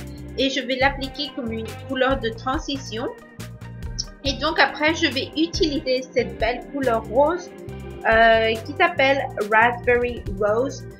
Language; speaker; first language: French; non-native, fluent; Spanish